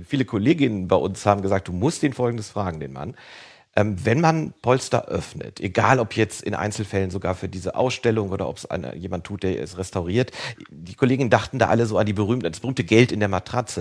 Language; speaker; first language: German; native; German